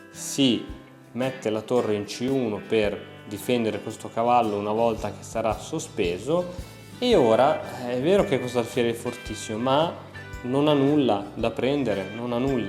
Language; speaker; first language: Italian; native; Italian